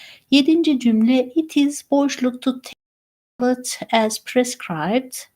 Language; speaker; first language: English; non-native, fluent; Turkish